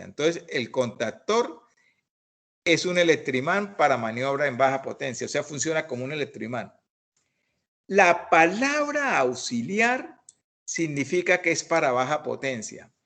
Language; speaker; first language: Spanish; native; Spanish